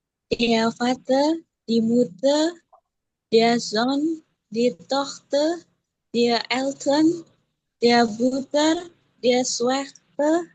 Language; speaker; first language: German; non-native, learner; Indonesian